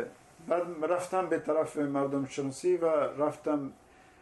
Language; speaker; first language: Persian; non-native, fluent; Italian